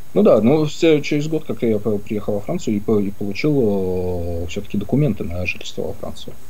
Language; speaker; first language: Russian; native; Russian